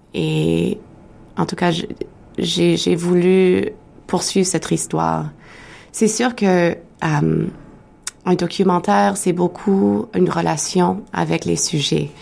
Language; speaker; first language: French; native; French